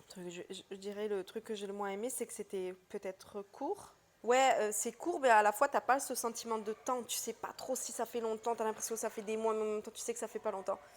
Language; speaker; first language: French; early bilingual, other home language; Portuguese